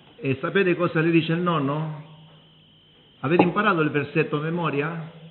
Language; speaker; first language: Italian; early bilingual, heritage; Italian